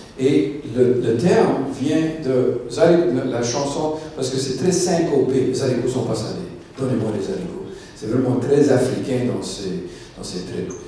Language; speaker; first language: French; non-native, local second language; English